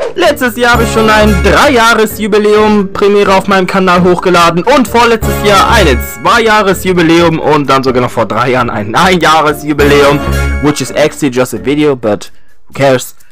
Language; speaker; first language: German; native; German